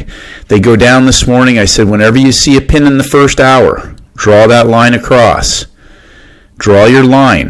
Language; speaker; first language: English; native; English